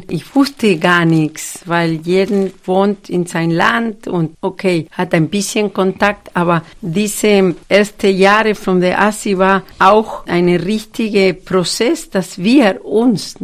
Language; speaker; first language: German; non-native, fluent; Spanish